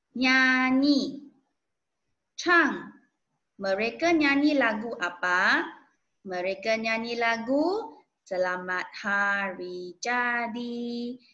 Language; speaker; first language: Malay; non-native, local second language; Chinese